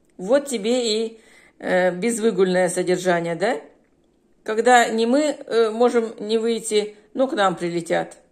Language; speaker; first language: Russian; native; Russian